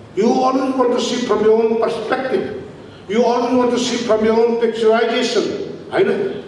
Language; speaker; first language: English; non-native, local second language; Nepali